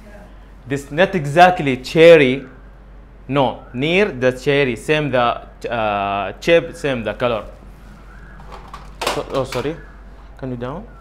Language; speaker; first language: English; non-native, learner; Arabic